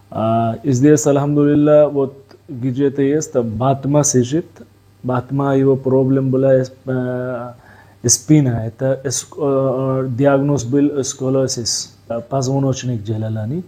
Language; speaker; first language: Russian; non-native, learner; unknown